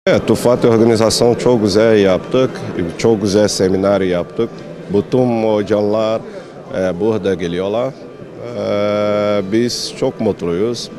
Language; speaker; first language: Turkish; non-native, learner; Portuguese